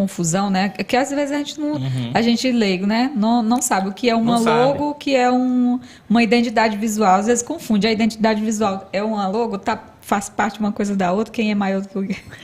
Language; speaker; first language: Portuguese; native; Portuguese